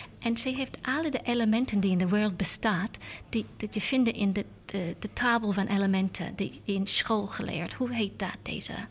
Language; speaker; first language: Dutch; non-native, learner; English